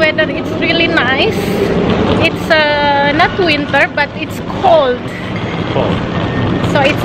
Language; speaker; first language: English; non-native, learner; Indonesian